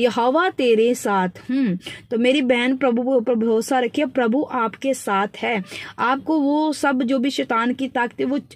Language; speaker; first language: Hindi; non-native, local second language; Punjabi